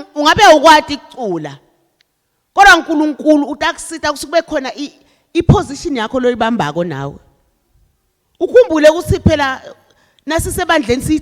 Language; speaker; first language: Zulu; non-native, local second language; Swati